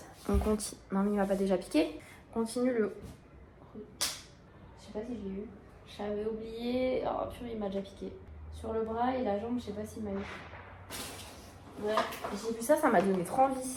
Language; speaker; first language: French; native; French